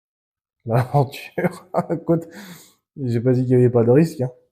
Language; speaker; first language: French; native; French